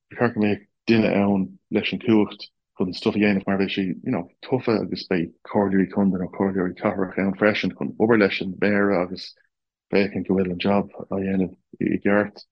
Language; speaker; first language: Irish; non-native, local second language; English